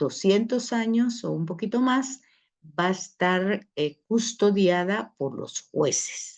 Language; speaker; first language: Spanish; native; Spanish